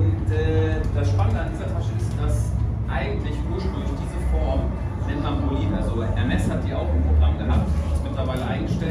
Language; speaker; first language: German; native; German